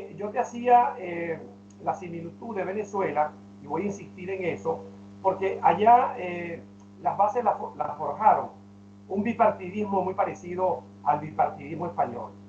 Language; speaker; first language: Spanish; native; Spanish